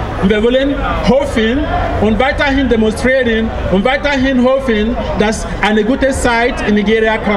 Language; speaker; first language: German; non-native, fluent; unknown